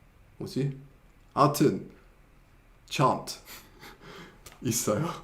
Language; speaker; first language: Korean; non-native, fluent; English